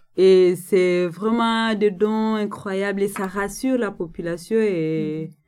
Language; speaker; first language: French; non-native, local second language; Nande